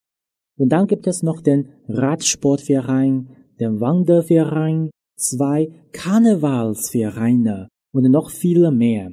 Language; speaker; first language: German; non-native, fluent; Chinese